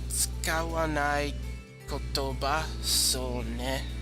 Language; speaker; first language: Japanese; non-native, learner; English